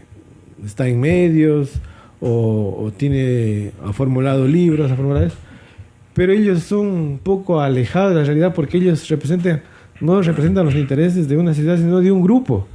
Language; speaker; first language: Spanish; native; Spanish